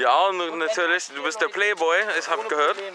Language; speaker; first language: German; non-native, learner; English